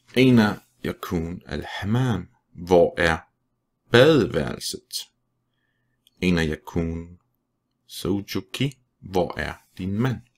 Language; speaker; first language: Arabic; non-native, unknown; Danish